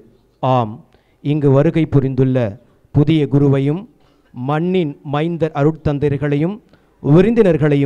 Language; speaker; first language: Tamil; native; Tamil